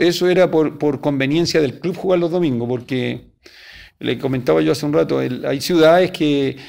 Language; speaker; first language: Spanish; native; Spanish